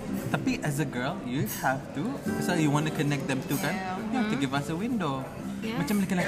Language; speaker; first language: English; non-native, local second language; Malay